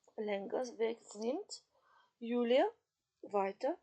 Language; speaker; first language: German; non-native, fluent; Macedonian